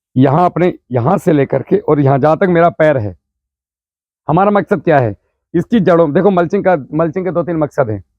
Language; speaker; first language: Hindi; native; Hindi